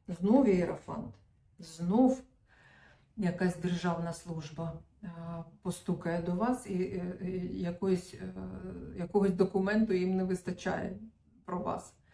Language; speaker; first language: Ukrainian; non-native, local second language; Russian